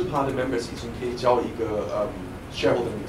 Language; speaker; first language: Chinese; non-native, fluent; German